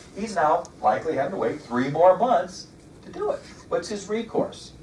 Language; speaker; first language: English; native; English